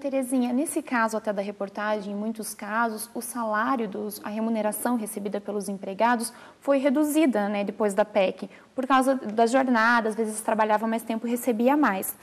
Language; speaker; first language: Portuguese; native; Portuguese